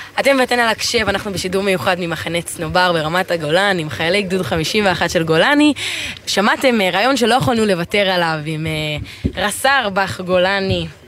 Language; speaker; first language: Hebrew; native; Hebrew